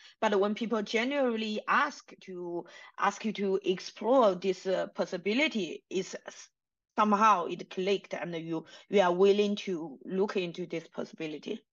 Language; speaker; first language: English; non-native, fluent; Chinese